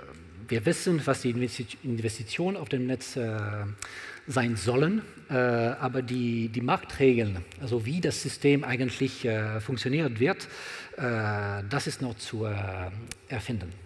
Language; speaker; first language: German; non-native, learner; French